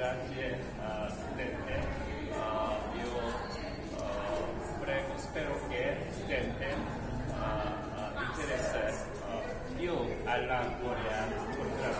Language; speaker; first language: Italian; non-native, learner; Korean